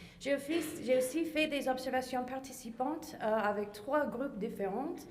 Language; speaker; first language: French; non-native, fluent; English